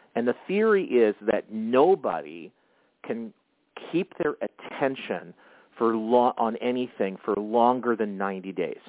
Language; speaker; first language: English; native; English